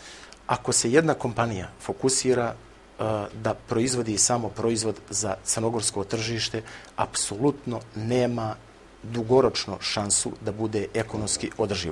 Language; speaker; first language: Croatian; native; Croatian